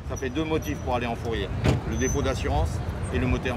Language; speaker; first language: French; native; French